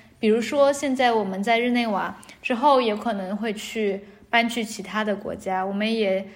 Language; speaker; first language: Chinese; native; Chinese